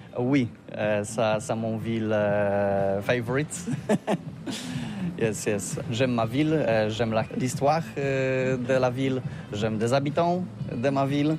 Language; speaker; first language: French; non-native, learner; Polish